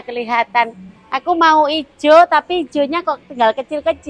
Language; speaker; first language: Indonesian; native; Indonesian